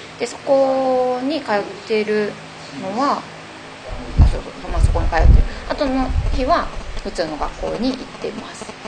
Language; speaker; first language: Japanese; native; Japanese